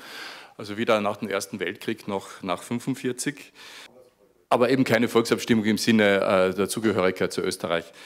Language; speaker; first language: German; native; German